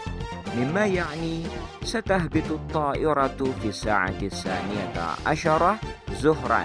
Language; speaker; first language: Arabic; non-native, fluent; Indonesian